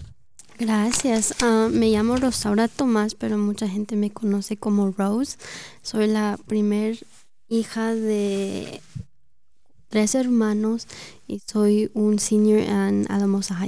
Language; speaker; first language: Spanish; early bilingual, heritage; Spanish